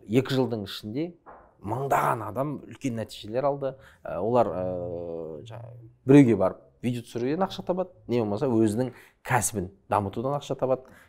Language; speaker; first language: Kazakh; early bilingual, other home language; Chinese